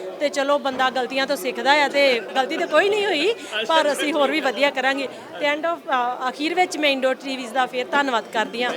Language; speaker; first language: Punjabi; native; Punjabi